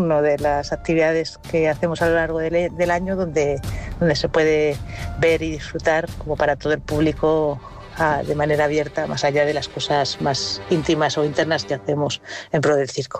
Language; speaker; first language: Spanish; native; Spanish